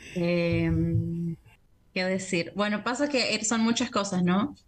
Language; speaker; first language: Spanish; native; Spanish